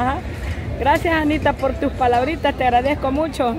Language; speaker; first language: Spanish; native; Spanish